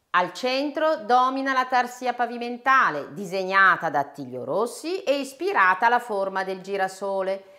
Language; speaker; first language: Italian; native; Italian